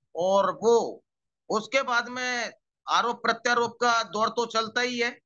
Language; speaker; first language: Hindi; native; Hindi